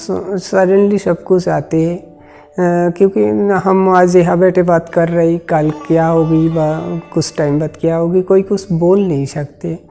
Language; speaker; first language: Hindi; non-native, local second language; Bangla